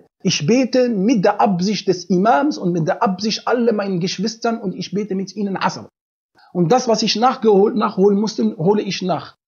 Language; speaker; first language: German; non-native, fluent; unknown